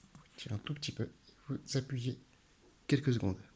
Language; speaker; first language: French; native; French